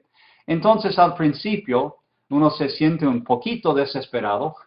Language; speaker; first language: Spanish; non-native, fluent; English